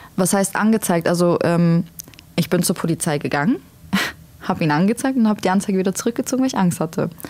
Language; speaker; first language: German; early bilingual, other home language; Turkish